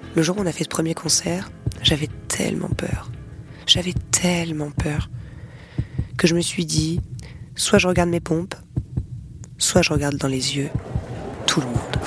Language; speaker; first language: French; native; French